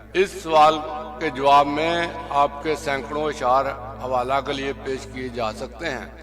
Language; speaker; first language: Urdu; non-native, local second language; Punjabi